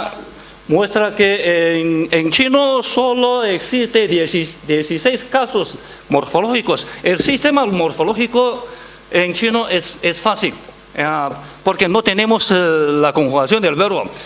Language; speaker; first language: Spanish; non-native, fluent; Chinese